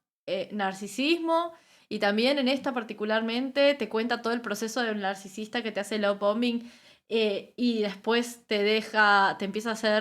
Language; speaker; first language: Spanish; native; Spanish